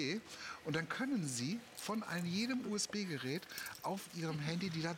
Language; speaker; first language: German; native; German